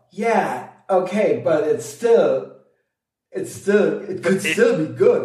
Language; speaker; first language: English; non-native, fluent; German